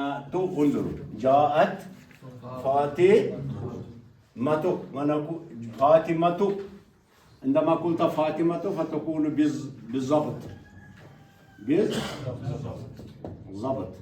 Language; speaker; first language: Arabic; non-native, fluent; Kashmiri